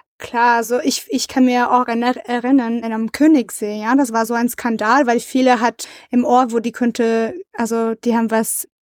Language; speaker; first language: German; non-native, learner; French